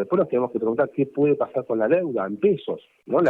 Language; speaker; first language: Spanish; native; Spanish